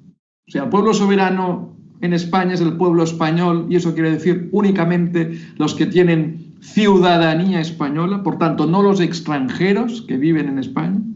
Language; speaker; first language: Spanish; native; Spanish